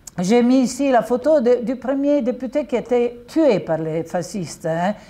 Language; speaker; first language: French; non-native, fluent; Italian